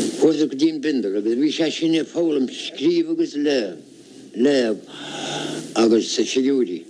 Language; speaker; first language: Irish; native; Irish